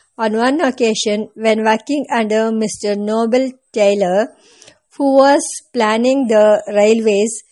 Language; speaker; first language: English; non-native, local second language; Kannada